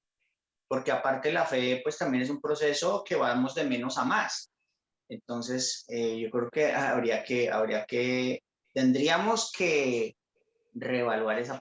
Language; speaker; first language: Spanish; native; Spanish